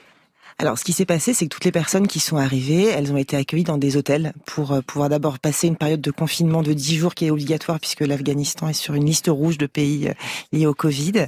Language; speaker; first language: French; native; French